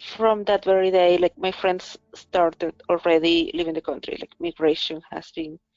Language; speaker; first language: English; non-native, fluent; Spanish